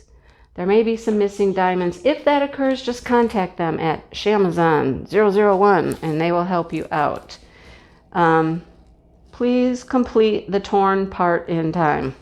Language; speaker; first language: English; native; English